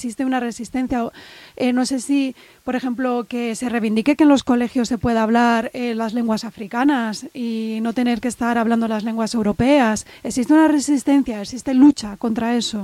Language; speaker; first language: Spanish; native; Spanish